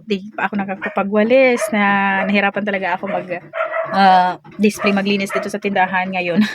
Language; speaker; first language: Filipino; non-native, local second language; Waray